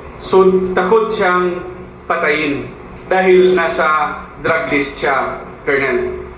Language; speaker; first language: Filipino; non-native, local second language; Cebuano